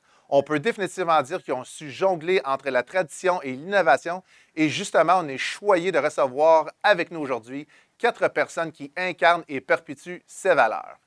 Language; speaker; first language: French; native; French